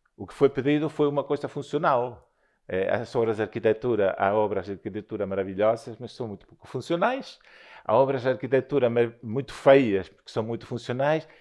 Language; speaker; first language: Portuguese; non-native, fluent; Spanish